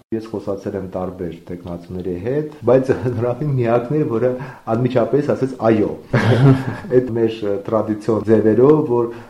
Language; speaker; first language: Armenian; native; Armenian